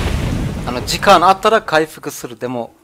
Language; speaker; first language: Japanese; non-native, learner; German